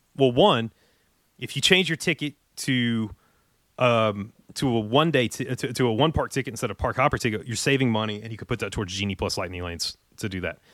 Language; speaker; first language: English; native; English